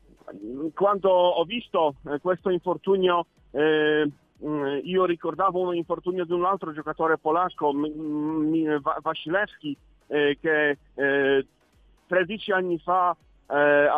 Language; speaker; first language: Italian; non-native, learner; Polish